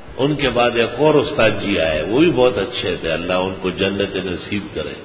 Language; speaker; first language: Urdu; non-native, local second language; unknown